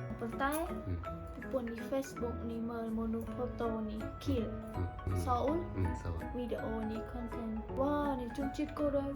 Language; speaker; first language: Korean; non-native, learner; Khmer